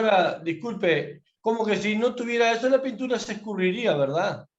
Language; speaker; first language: Spanish; native; Spanish